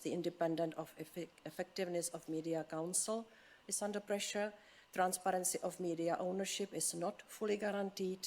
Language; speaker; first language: English; non-native, fluent; Czech